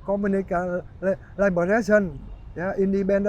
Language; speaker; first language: English; non-native, learner; Vietnamese